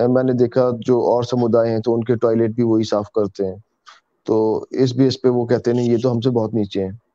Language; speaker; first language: Hindi; native; Hindi